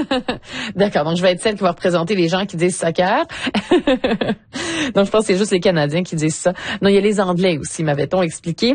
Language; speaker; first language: French; native; French